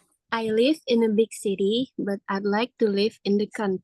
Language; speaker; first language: English; non-native, learner; Indonesian